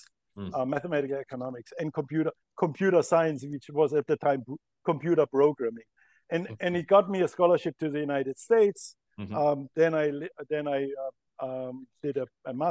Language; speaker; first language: English; non-native, fluent; German